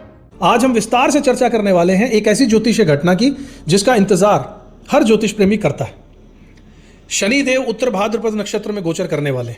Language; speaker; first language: Hindi; native; Hindi